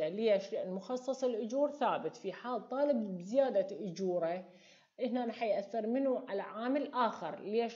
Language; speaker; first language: Arabic; native; Arabic